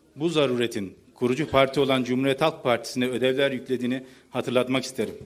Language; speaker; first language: Turkish; native; Turkish